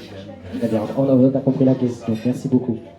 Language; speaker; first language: French; native; French